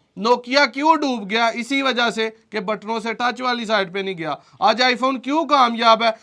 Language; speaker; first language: Urdu; non-native, local second language; Punjabi